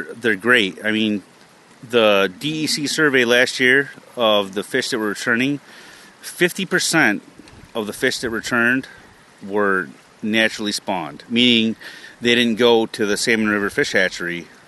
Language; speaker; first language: English; native; English